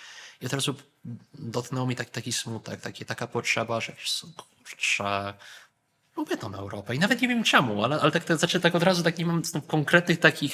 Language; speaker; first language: Polish; early bilingual, heritage; Polish